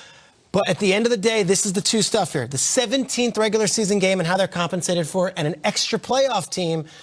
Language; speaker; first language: English; native; English